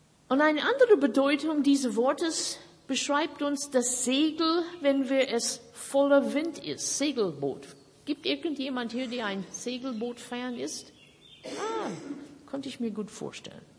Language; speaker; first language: German; non-native, fluent; English